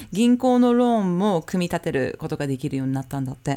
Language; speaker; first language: Japanese; early bilingual, heritage; Japanese